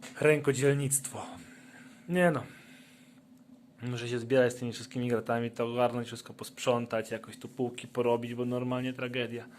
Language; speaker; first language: Polish; native; Polish